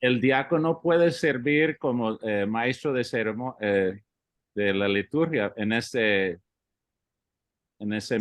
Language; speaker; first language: Spanish; early bilingual, heritage; English